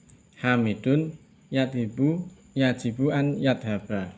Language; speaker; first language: Arabic; non-native, fluent; Indonesian